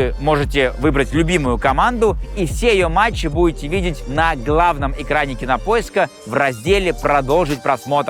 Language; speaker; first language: Russian; native; Russian